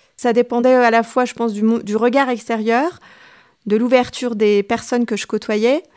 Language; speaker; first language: French; native; French